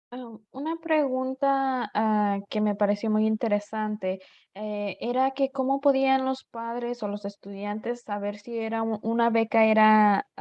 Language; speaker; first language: Spanish; early bilingual, other home language; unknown